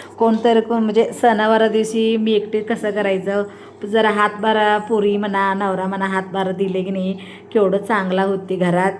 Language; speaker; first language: Marathi; non-native, local second language; Kannada